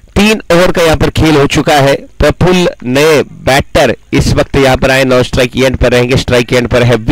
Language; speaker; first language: Hindi; non-native, local second language; Marathi